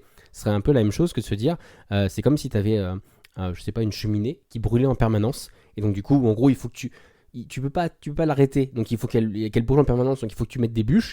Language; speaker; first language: French; native; French